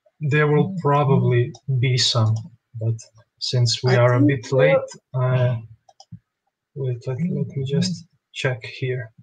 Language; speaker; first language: English; non-native, fluent; Bosnian